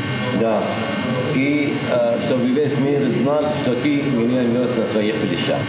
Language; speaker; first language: Russian; non-native, learner; Arabic